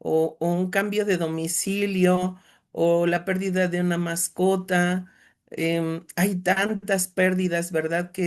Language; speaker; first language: Spanish; native; Spanish